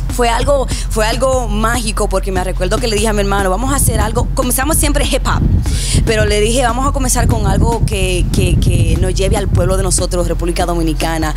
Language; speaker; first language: Spanish; early bilingual, heritage; Spanish